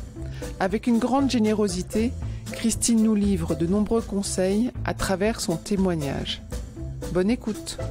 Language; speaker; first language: French; native; French